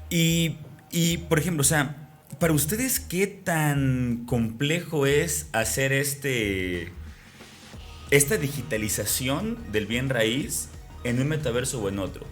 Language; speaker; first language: Spanish; native; Spanish